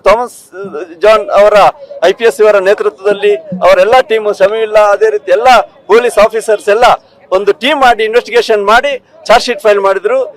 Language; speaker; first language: Kannada; native; Kannada